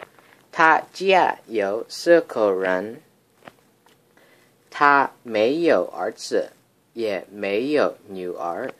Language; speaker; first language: Chinese; non-native, learner; English